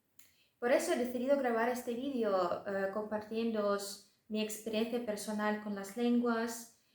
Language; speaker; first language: Spanish; non-native, fluent; Russian